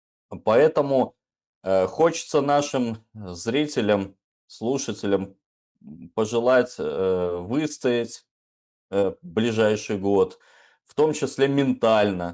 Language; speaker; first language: Russian; native; Russian